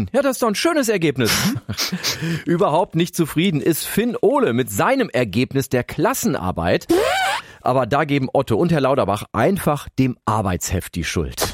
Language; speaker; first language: German; native; German